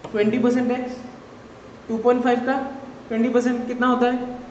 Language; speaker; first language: Hindi; non-native, local second language; Assamese